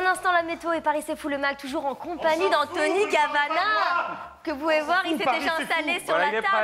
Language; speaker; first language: French; native; French